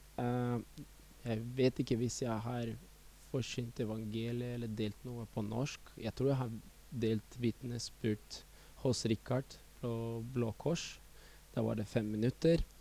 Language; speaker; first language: Norwegian; non-native, fluent; Estonian